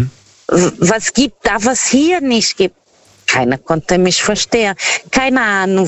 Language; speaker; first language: German; non-native, learner; Portuguese